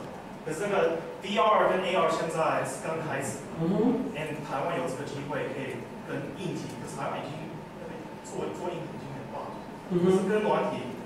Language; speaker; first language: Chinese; early bilingual, heritage; English